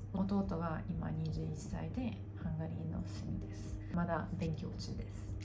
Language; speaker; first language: Japanese; non-native, fluent; Hungarian